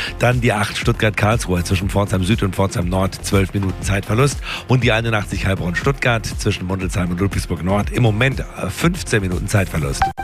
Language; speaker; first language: German; native; German